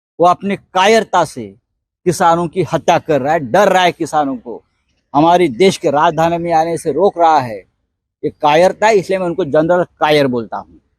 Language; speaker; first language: Hindi; non-native, local second language; Marathi